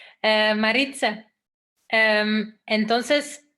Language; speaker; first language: Spanish; non-native, fluent; Dutch